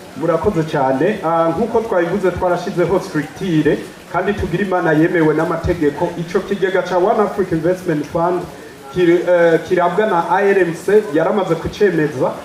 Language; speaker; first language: Rundi; early bilingual, heritage; Rundi